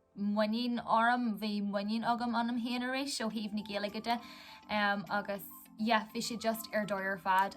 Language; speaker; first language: Irish; non-native, local second language; English